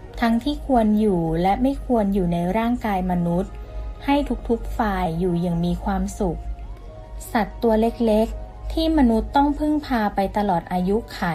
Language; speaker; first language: Thai; native; Thai